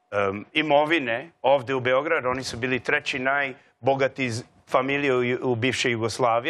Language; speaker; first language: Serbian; non-native, learner; English